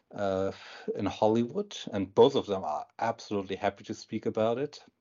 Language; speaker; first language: English; non-native, fluent; German